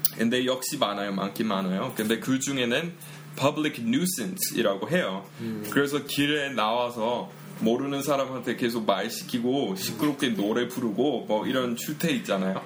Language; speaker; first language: Korean; non-native, fluent; English